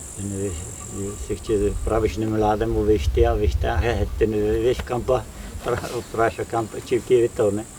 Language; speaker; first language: Slovenian; native; Slovenian